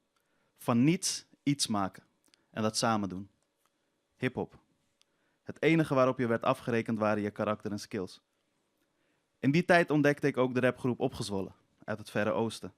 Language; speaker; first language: Dutch; early bilingual, other home language; Persian